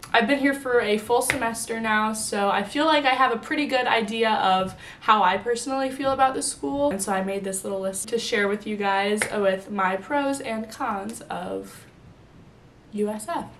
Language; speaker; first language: English; native; English